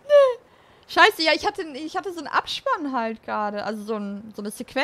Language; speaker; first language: German; native; German